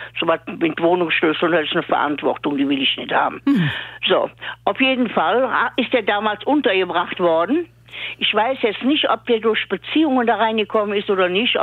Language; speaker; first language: German; native; German